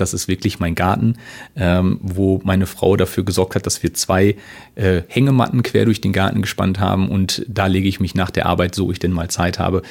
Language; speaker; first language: German; native; German